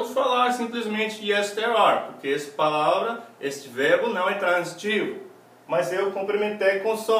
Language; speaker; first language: Portuguese; non-native, fluent; English